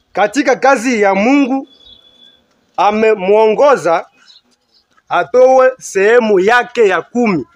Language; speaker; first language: Swahili; native; Swahili